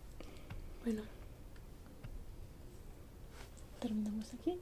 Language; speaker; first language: Spanish; non-native, learner; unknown